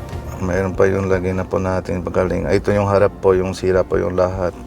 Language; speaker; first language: Filipino; non-native, learner; Punjabi